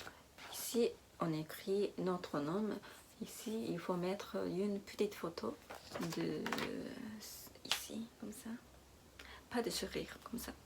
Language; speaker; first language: French; non-native, learner; Japanese